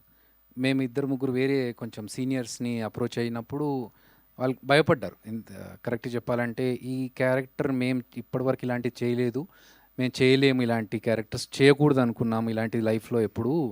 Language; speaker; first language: Telugu; native; Telugu